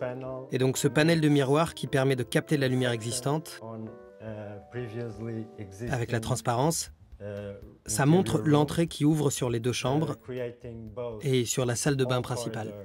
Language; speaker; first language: French; non-native, fluent; Portuguese